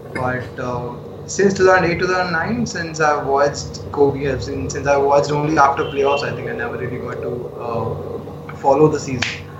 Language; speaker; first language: English; non-native, local second language; Telugu